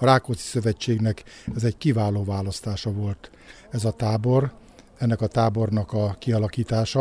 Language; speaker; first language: Hungarian; native; Hungarian